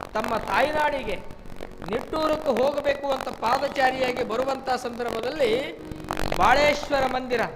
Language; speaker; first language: Kannada; native; Kannada